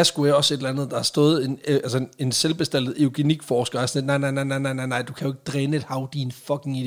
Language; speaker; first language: Danish; native; Danish